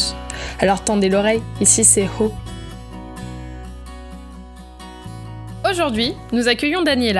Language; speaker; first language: French; native; French